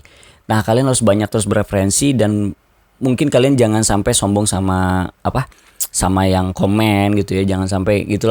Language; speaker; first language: Indonesian; native; Indonesian